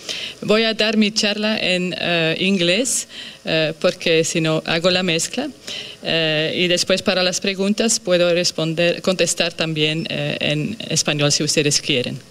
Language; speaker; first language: Spanish; non-native, fluent; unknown